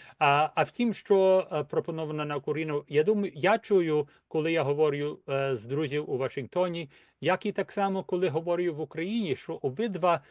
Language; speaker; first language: Ukrainian; early bilingual, heritage; Ukrainian